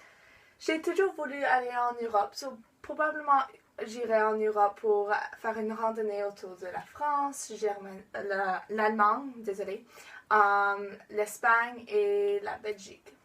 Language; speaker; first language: French; non-native, learner; English